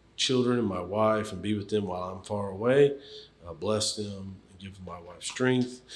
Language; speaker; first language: English; native; English